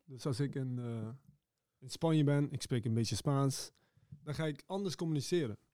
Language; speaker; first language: Dutch; early bilingual, other home language; Persian